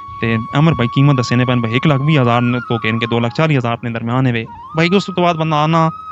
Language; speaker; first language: Punjabi; native; Punjabi